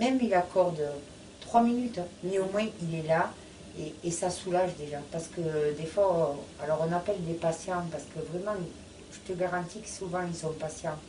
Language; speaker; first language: French; native; French